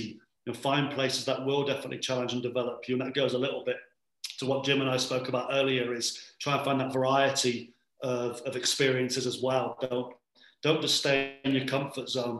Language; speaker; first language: English; native; English